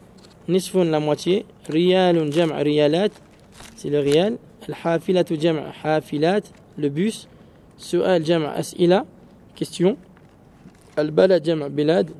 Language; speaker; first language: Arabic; early bilingual, heritage; Arabic